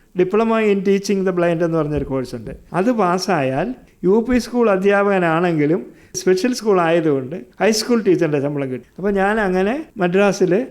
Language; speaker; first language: Malayalam; native; Malayalam